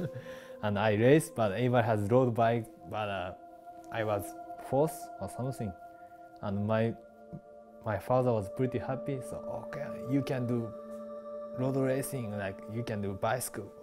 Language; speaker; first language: English; non-native, learner; Japanese